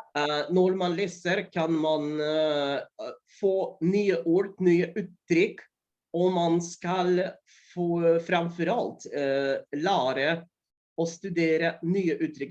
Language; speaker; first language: Norwegian; non-native, fluent; Polish